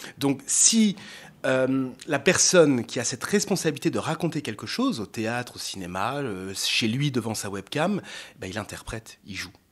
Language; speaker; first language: French; native; French